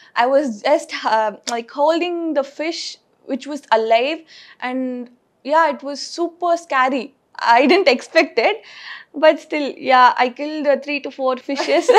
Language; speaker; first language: English; non-native, local second language; Tamil